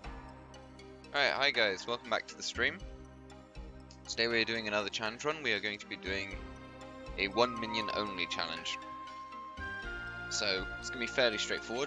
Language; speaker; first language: English; native; English